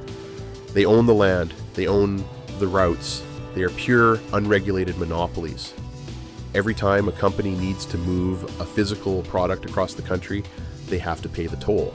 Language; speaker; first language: English; native; English